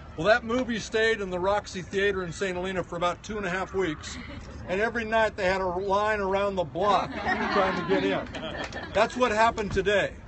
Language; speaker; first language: English; native; English